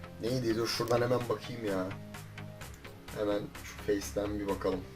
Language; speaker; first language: Turkish; native; Turkish